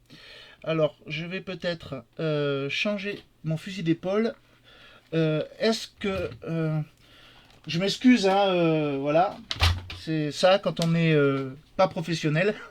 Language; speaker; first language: French; native; French